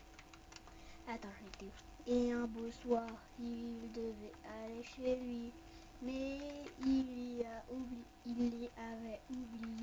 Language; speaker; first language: French; native; French